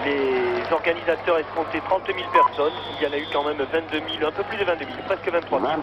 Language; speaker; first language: French; native; French